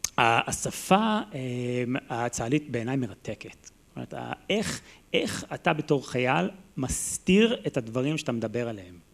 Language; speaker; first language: Hebrew; non-native, fluent; English